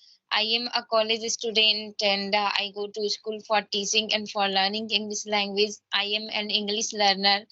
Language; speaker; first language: English; non-native, learner; Hindi